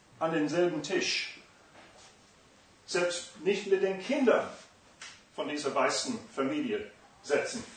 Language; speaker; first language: German; non-native, fluent; English